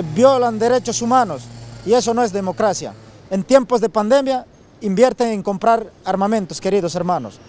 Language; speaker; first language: Spanish; native; Spanish